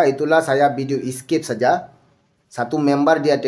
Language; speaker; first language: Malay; non-native, learner; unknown